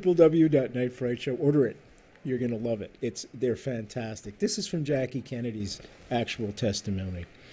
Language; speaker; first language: English; native; English